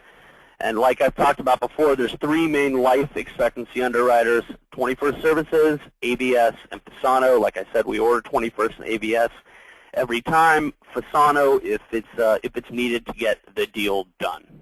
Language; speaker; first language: English; native; English